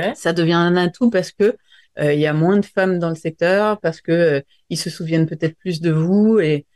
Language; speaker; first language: French; native; French